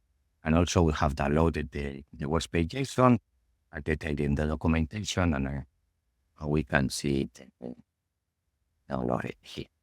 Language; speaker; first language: English; non-native, fluent; Spanish